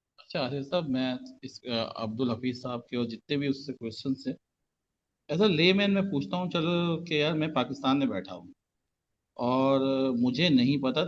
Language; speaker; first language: Urdu; native; Urdu